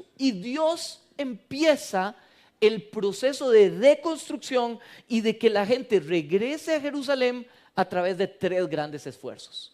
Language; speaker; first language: Spanish; native; Spanish